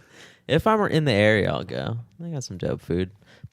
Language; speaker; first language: English; native; English